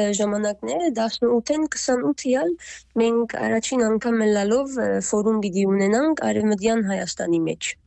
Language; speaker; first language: Armenian; early bilingual, heritage; Armenian